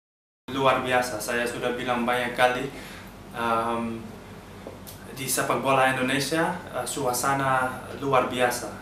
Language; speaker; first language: Indonesian; early bilingual, heritage; Dutch